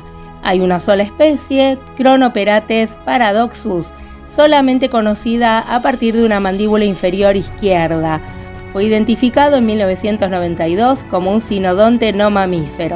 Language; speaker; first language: Spanish; native; Spanish